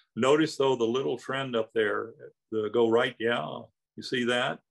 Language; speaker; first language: English; native; English